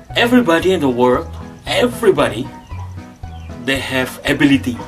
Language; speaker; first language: English; non-native, learner; Indonesian